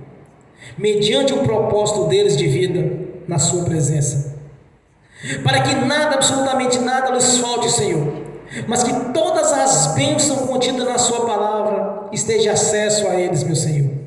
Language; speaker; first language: Portuguese; native; Portuguese